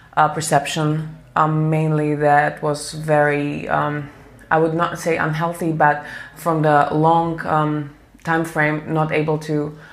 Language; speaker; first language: English; non-native, fluent; Slovak